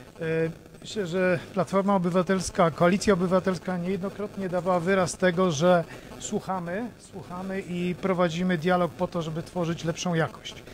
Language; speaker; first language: Polish; native; Polish